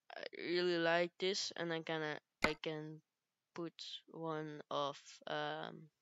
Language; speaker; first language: English; non-native, learner; Dutch